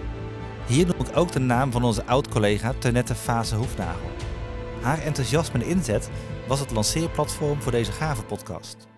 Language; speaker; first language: Dutch; native; Dutch